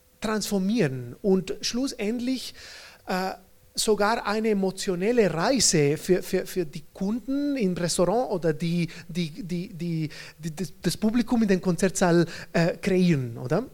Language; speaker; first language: German; non-native, fluent; Spanish